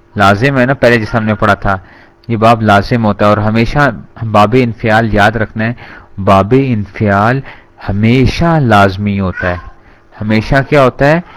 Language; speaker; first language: Urdu; native; Urdu